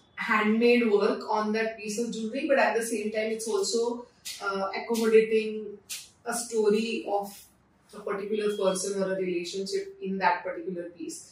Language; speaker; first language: English; non-native, local second language; Marathi